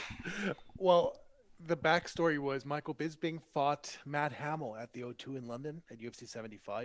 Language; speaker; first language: English; non-native, fluent; German